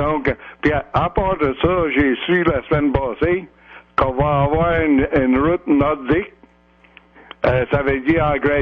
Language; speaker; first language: French; native; French